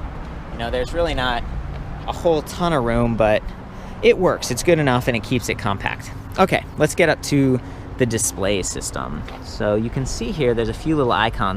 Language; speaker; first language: English; native; English